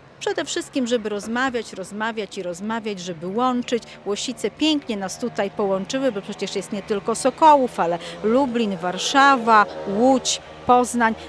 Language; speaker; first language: Polish; native; Polish